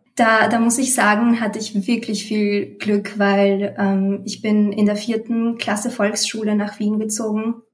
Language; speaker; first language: German; early bilingual, other home language; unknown